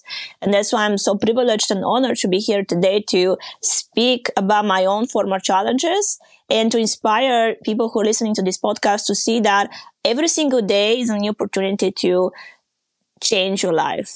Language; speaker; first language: English; non-native, fluent; Bulgarian